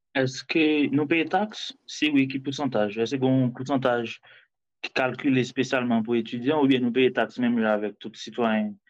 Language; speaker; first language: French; non-native, local second language; Haitian Creole